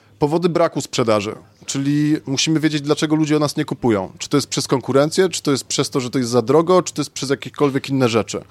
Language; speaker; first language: Polish; native; Polish